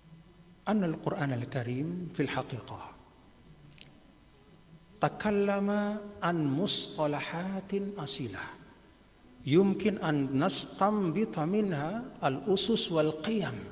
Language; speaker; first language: Arabic; non-native, fluent; Indonesian